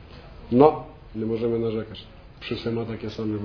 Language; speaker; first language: Polish; non-native, learner; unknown